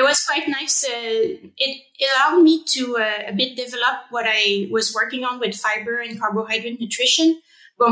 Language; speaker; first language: English; non-native, fluent; French